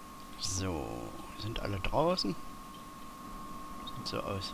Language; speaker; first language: German; native; German